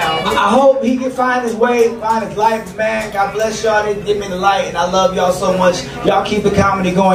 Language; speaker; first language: English; native; English